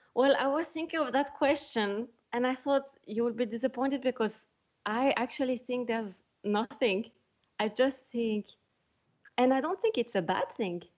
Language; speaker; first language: English; non-native, fluent; French